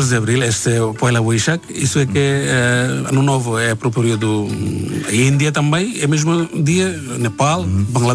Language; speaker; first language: Portuguese; non-native, learner; Bangla